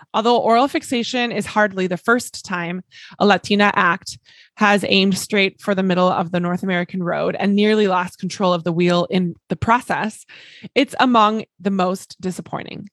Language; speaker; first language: English; native; English